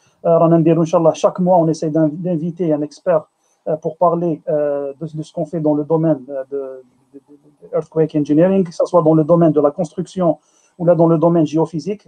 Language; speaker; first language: French; non-native, local second language; Arabic